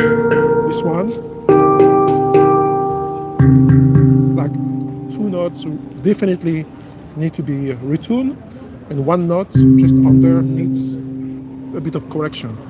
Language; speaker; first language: English; non-native, learner; French